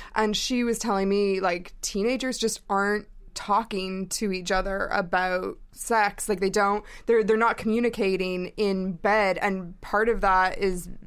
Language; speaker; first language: English; native; English